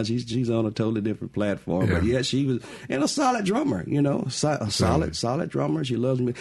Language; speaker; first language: English; native; English